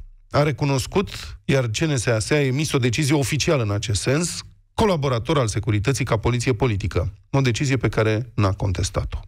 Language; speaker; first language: Romanian; native; Romanian